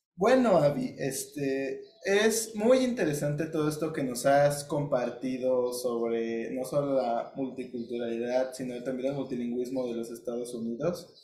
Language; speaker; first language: Spanish; native; Spanish